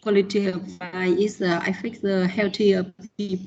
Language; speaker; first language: English; non-native, learner; Vietnamese